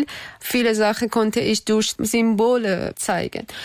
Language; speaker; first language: German; non-native, learner; Persian